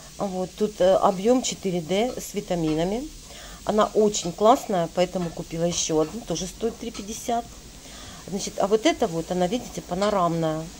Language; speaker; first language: Russian; native; Russian